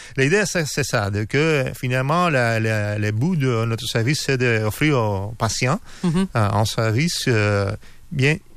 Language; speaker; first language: French; non-native, learner; Spanish